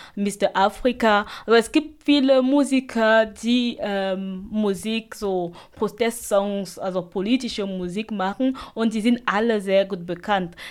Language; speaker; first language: German; non-native, fluent; Basaa